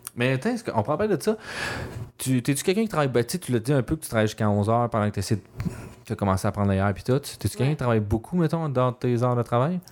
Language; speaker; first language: French; native; French